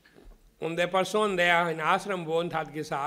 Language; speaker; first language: German; non-native, fluent; Hindi